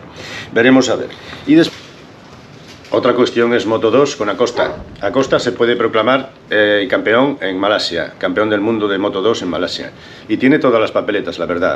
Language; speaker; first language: Spanish; native; Spanish